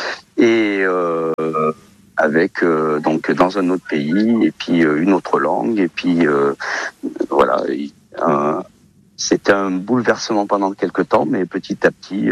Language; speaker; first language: French; early bilingual, other home language; Portuguese